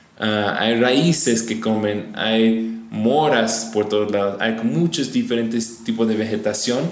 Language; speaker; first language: Spanish; non-native, fluent; English